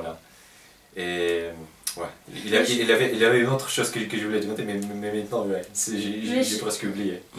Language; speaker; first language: French; non-native, fluent; Russian